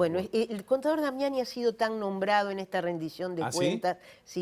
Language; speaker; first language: Spanish; native; Spanish